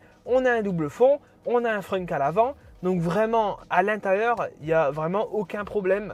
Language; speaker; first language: French; native; French